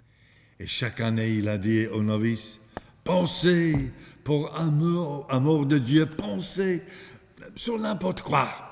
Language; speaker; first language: French; non-native, fluent; English